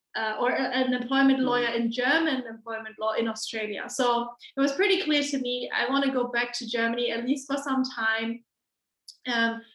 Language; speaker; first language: English; non-native, fluent; German